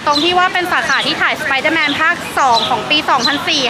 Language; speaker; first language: Thai; native; Thai